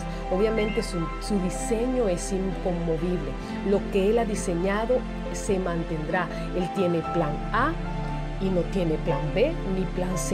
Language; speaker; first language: Spanish; native; Spanish